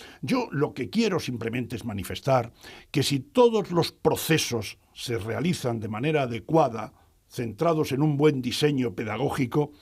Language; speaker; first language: Spanish; native; Spanish